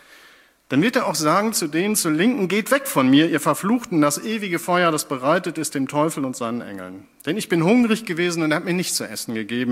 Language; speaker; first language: German; native; German